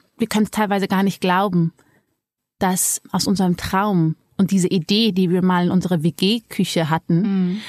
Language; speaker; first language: German; early bilingual, other home language; Amharic